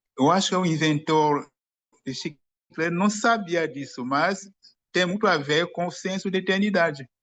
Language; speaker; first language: Portuguese; non-native, fluent; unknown